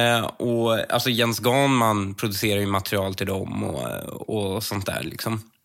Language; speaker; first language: Swedish; early bilingual, other home language; Persian